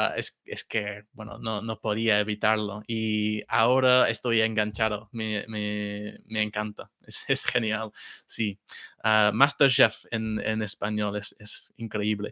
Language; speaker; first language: Spanish; non-native, fluent; English